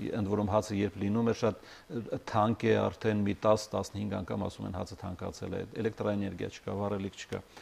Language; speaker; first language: Armenian; native; Armenian